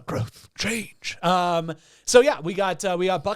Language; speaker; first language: English; native; English